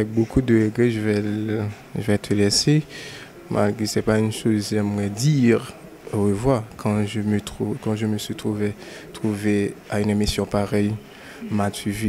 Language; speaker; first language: French; non-native, local second language; Haitian Creole